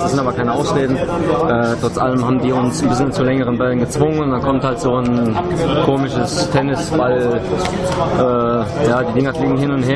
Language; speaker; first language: German; native; German